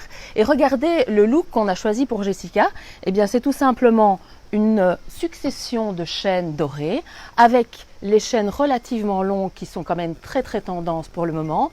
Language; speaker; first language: French; native; French